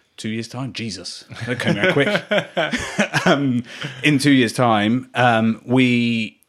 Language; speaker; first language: English; native; English